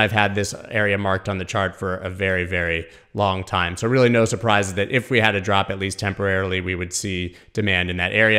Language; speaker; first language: English; native; English